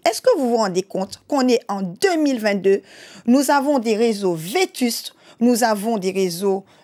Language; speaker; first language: French; native; French